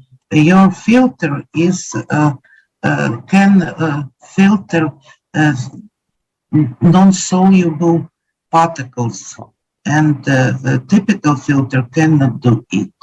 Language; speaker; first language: English; non-native, learner; Ukrainian